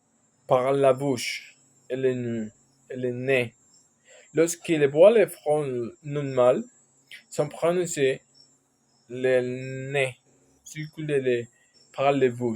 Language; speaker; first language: French; non-native, learner; Spanish